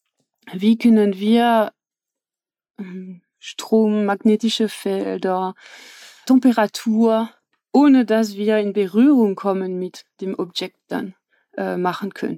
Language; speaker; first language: German; non-native, fluent; French